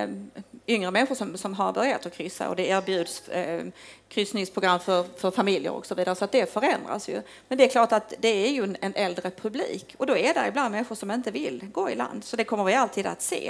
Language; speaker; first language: Swedish; native; Swedish